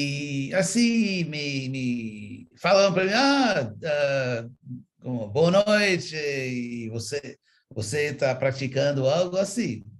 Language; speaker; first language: Portuguese; non-native, fluent; English